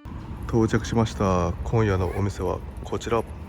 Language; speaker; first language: Japanese; native; Japanese